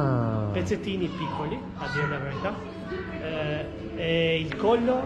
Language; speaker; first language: Italian; non-native, fluent; Albanian